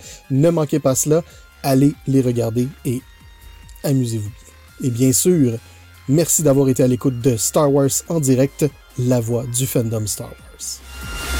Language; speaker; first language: French; native; French